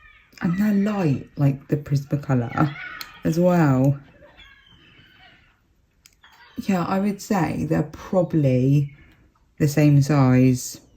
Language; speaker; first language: English; native; English